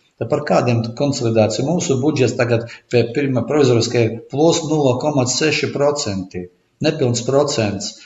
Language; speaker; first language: Latvian; non-native, local second language; Russian